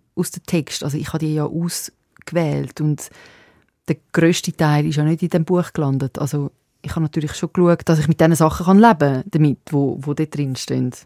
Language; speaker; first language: German; early bilingual, other home language; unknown